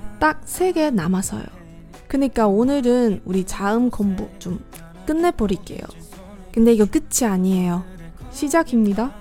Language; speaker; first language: Korean; non-native, fluent; Chinese